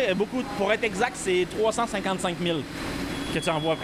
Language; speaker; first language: French; native; French